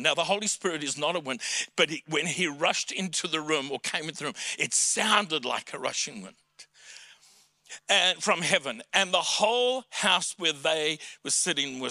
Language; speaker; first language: English; native; English